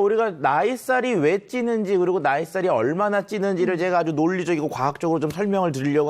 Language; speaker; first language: Korean; native; Korean